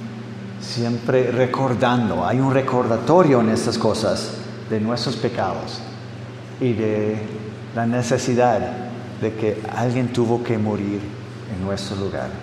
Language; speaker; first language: Spanish; non-native, fluent; English